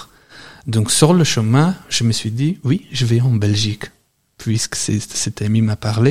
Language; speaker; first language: French; non-native, fluent; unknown